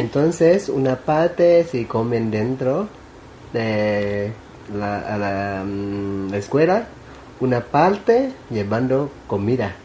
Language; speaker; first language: Spanish; non-native, learner; Thai